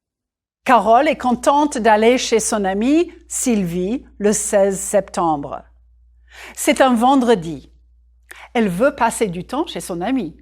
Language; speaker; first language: French; non-native, fluent; English